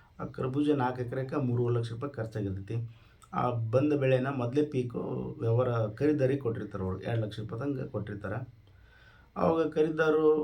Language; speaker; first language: Kannada; native; Kannada